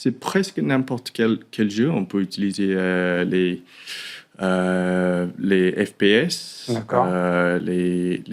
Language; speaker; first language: French; non-native, fluent; English